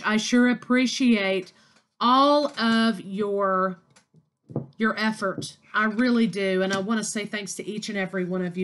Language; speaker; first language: English; native; English